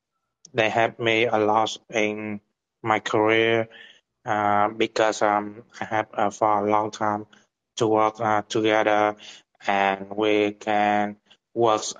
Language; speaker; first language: English; non-native, learner; Vietnamese